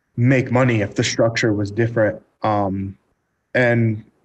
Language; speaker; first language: English; native; English